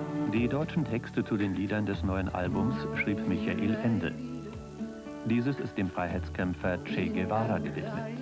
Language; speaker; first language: German; native; German